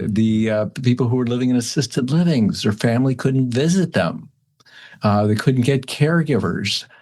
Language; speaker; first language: English; native; English